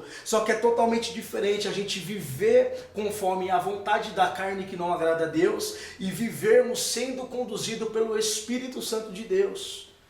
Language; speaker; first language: Portuguese; native; Portuguese